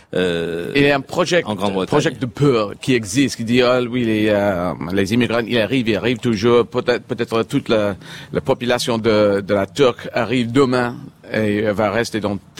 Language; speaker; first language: French; non-native, fluent; English